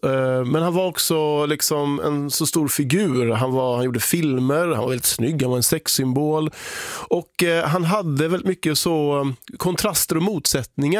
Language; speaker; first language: Swedish; native; Swedish